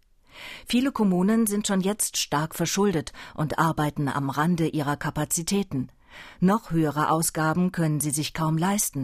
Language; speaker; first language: German; native; German